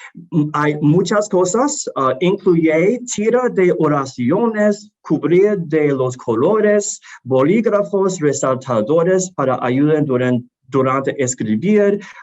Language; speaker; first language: Spanish; non-native, learner; English